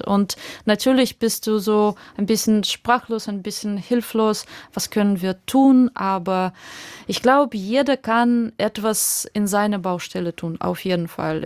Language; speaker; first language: German; non-native, fluent; Russian